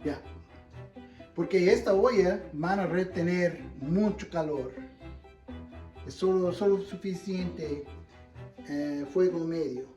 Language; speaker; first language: Spanish; non-native, fluent; English